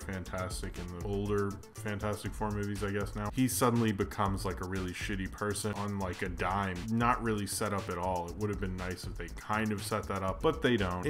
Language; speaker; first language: English; native; English